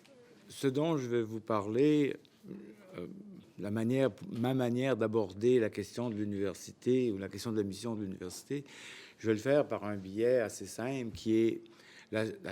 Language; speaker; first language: French; native; French